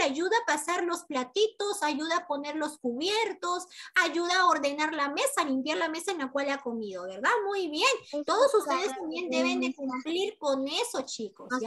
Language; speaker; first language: Spanish; native; Spanish